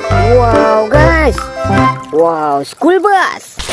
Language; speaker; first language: English; non-native, learner; Indonesian